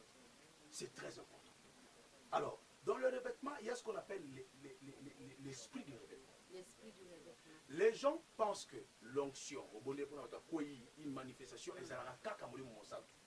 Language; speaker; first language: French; non-native, local second language; Lingala